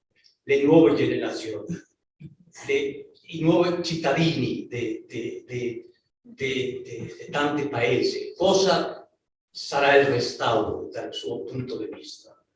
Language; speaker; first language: Italian; non-native, learner; Spanish